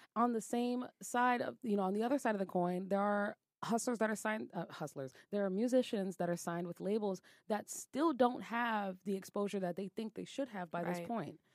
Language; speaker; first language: English; native; English